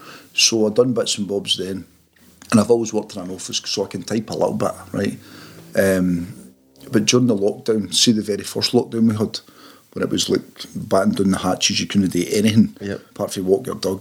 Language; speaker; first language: English; native; English